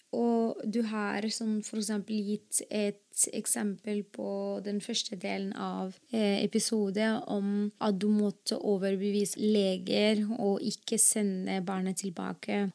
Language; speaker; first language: Norwegian; non-native, fluent; Arabic